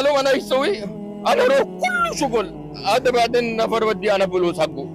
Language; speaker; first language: Arabic; non-native, learner; Bangla